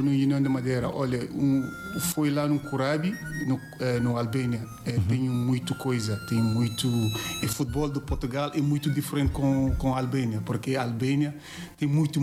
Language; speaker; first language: Portuguese; non-native, learner; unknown